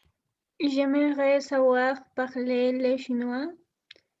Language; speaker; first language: French; non-native, learner; Spanish